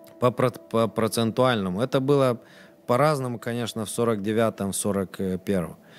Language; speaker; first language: Russian; non-native, local second language; Romanian